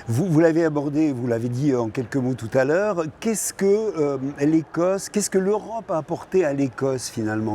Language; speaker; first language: French; native; French